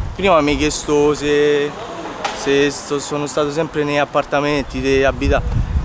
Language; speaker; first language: Italian; native; Italian